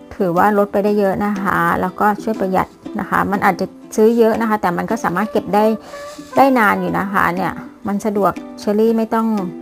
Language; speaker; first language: Thai; native; Thai